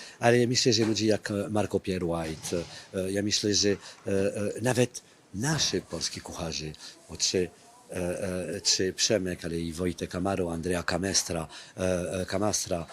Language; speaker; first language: Polish; non-native, fluent; French